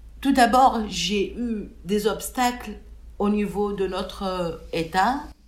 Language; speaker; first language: French; non-native, local second language; Arabic